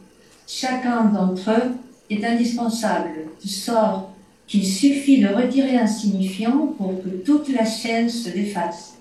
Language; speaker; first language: French; native; French